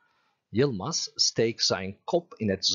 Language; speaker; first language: Dutch; non-native, fluent; Turkish